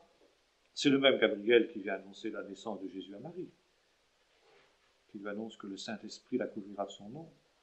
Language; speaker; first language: French; native; French